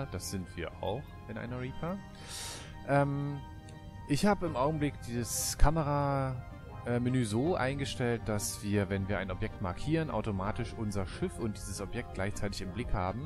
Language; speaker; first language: German; native; German